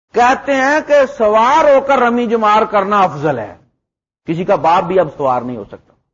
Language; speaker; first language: Urdu; non-native, local second language; Punjabi